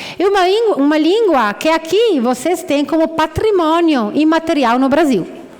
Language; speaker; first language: Portuguese; non-native, fluent; Italian